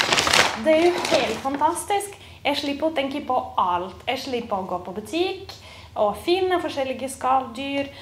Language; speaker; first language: Norwegian; non-native, fluent; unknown